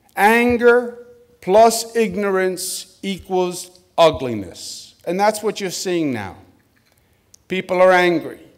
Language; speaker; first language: English; native; English